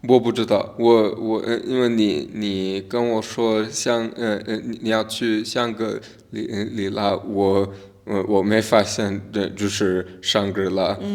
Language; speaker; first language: Chinese; non-native, learner; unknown